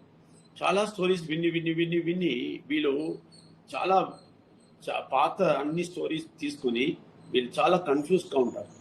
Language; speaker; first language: Telugu; non-native, learner; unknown